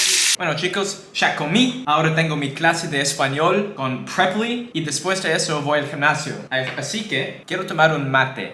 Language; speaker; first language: Spanish; non-native, learner; English